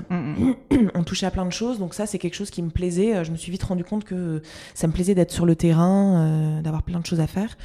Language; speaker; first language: French; native; French